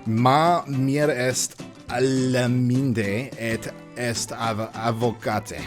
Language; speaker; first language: French; non-native, learner; English